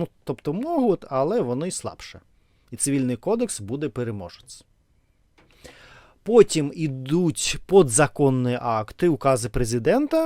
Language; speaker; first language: Ukrainian; non-native, learner; Russian